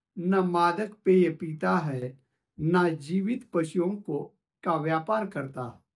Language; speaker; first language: Hindi; non-native, local second language; Marathi